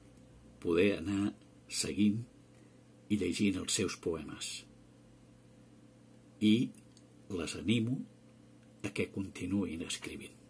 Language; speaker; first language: Catalan; native; Catalan